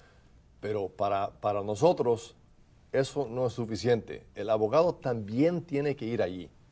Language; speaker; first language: Spanish; non-native, fluent; English